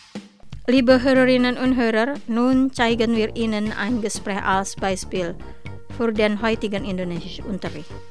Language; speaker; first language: German; non-native, fluent; Indonesian